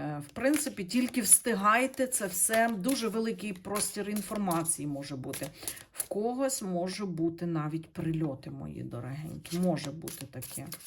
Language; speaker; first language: Ukrainian; non-native, local second language; Russian